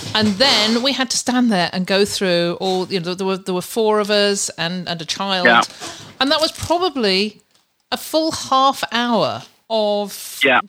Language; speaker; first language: English; native; English